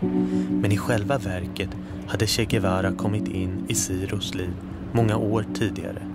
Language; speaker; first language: Swedish; native; Swedish